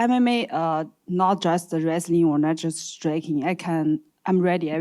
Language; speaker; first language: English; non-native, learner; Chinese